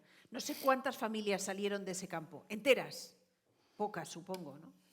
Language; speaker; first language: Spanish; native; Spanish